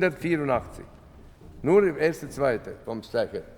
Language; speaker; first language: German; non-native, fluent; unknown